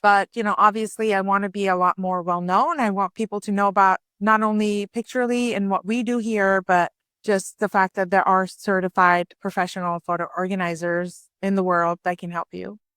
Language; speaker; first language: English; early bilingual, other home language; Persian